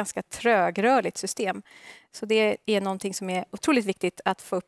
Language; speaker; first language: Swedish; native; Swedish